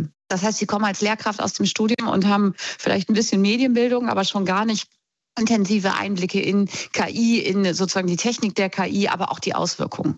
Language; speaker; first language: German; native; German